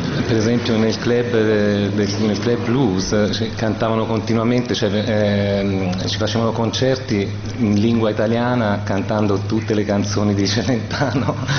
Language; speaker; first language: Italian; native; Italian